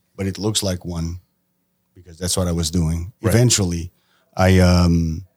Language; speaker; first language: English; non-native, fluent; Portuguese